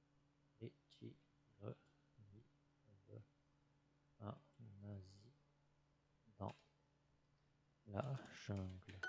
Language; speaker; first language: French; non-native, learner; English